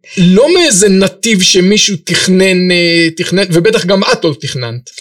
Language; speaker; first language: Hebrew; native; Hebrew